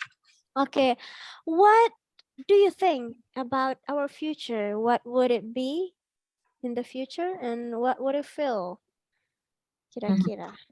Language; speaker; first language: English; non-native, fluent; Indonesian